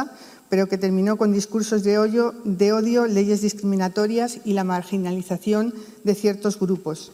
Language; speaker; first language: Spanish; native; Spanish